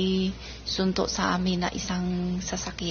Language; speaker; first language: Filipino; non-native, learner; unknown